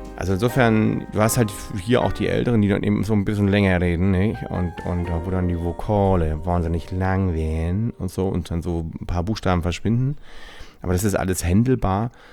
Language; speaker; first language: German; native; German